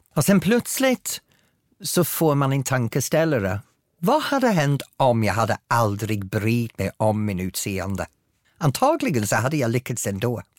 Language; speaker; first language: Swedish; non-native, fluent; English